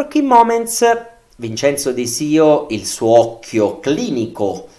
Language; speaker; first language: Italian; native; Italian